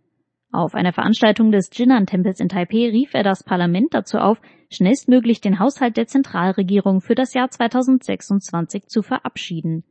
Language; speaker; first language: German; native; German